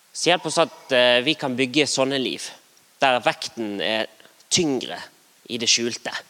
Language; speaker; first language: Norwegian; native; Norwegian